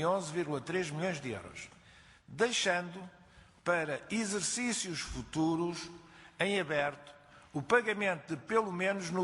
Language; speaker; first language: Portuguese; native; Portuguese